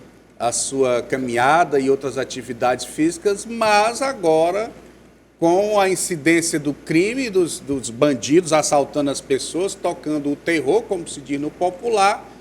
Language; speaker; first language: Portuguese; native; Portuguese